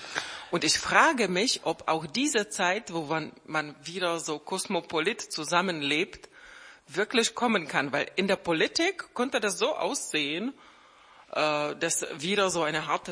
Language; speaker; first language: German; non-native, fluent; Czech